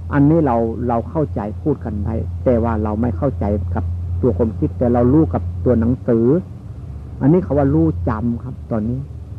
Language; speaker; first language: Thai; non-native, local second language; Northeastern Thai